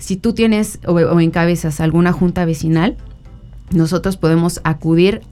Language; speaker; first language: Spanish; native; Spanish